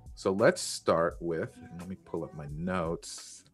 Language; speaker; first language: English; native; English